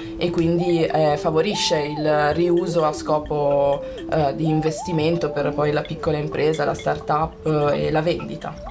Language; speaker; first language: Italian; native; Italian